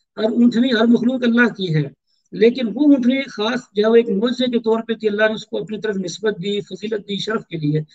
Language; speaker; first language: Urdu; native; Urdu